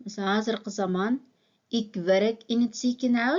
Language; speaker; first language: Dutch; non-native, fluent; Uyghur